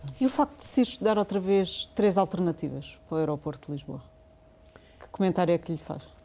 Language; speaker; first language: Portuguese; native; Portuguese